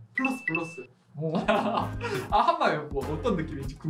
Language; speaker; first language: Korean; native; Korean